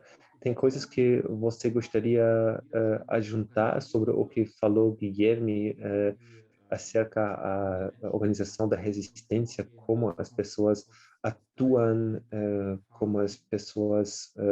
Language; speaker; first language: Portuguese; non-native, fluent; German